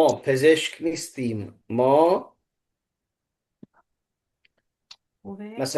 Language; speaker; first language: Persian; non-native, fluent; Hindi